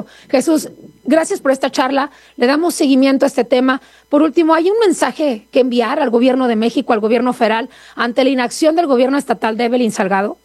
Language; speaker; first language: Spanish; native; Spanish